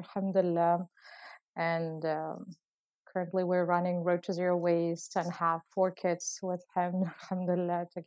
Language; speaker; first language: English; non-native, fluent; Uzbek